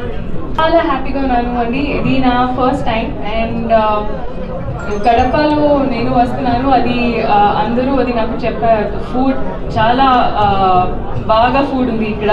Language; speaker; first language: Telugu; non-native, fluent; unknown